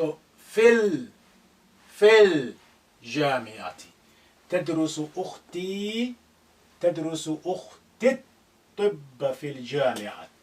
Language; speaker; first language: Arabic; non-native, fluent; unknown